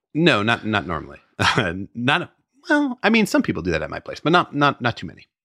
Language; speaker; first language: English; native; English